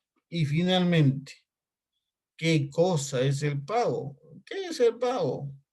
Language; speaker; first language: Spanish; native; Spanish